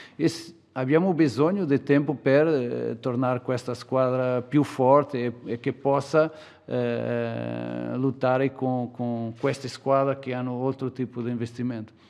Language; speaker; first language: Italian; non-native, fluent; Portuguese